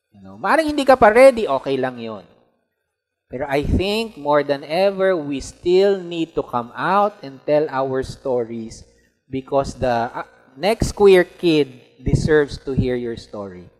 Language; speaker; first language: English; non-native, local second language; Filipino